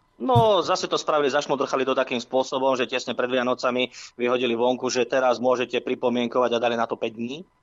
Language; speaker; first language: Slovak; native; Slovak